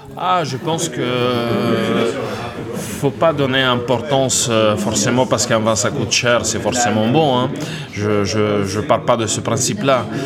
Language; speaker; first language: French; non-native, fluent; Italian